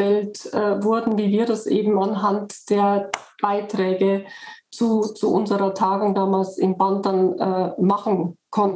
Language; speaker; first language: German; native; German